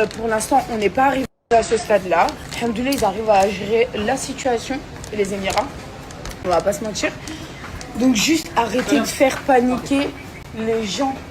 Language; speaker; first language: French; native; French